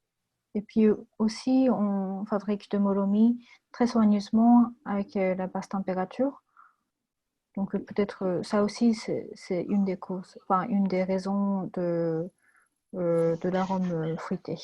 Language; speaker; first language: French; non-native, fluent; Japanese